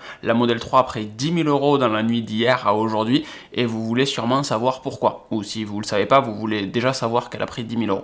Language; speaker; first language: French; native; French